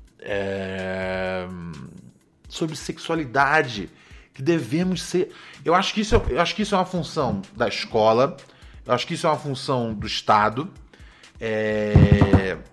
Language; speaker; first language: Portuguese; native; Portuguese